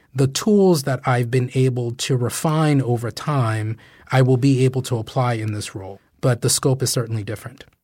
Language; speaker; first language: English; native; English